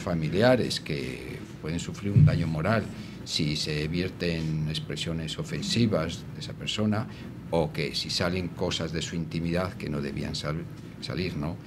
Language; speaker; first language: Spanish; native; Spanish